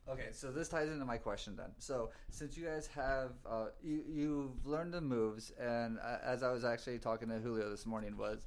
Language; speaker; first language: English; native; English